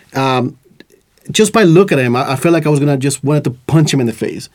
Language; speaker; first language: English; non-native, fluent; Spanish